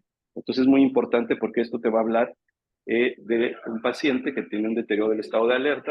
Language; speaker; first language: Spanish; native; Spanish